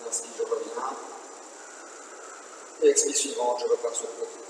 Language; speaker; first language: French; native; French